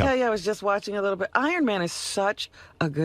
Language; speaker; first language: English; native; English